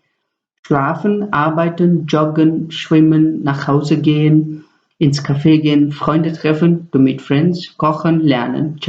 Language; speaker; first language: German; non-native, fluent; Nepali